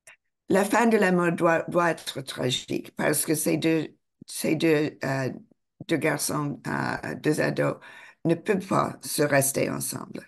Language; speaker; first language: French; non-native, fluent; English